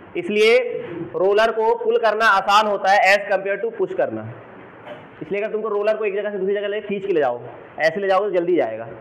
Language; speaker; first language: Hindi; native; Hindi